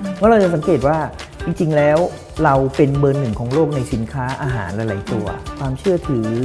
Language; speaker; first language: Thai; native; Thai